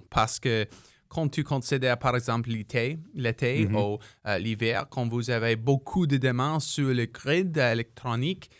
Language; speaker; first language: French; non-native, local second language; English